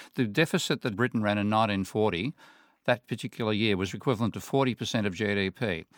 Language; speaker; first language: English; native; English